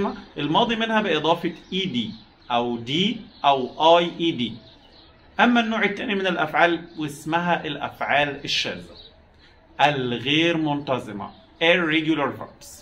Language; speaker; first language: Arabic; native; Arabic